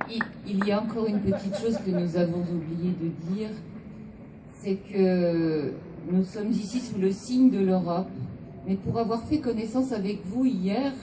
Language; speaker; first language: French; native; French